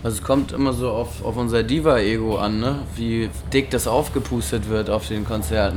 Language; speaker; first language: German; native; German